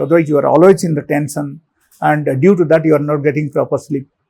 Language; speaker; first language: English; non-native, local second language; Telugu